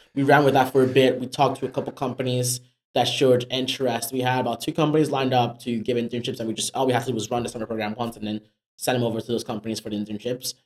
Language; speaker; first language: English; non-native, local second language; Yoruba